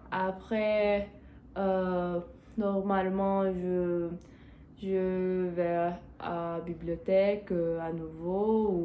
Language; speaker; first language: French; non-native, learner; Portuguese